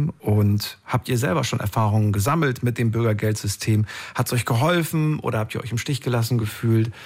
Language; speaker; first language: German; native; German